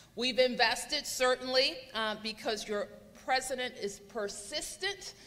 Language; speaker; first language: English; native; English